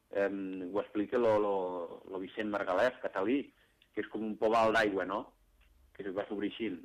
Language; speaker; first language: Catalan; native; Catalan